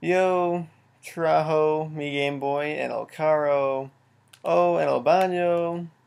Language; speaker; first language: Spanish; non-native, learner; English